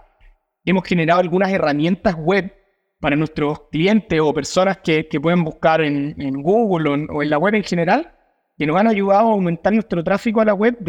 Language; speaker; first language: Spanish; native; Spanish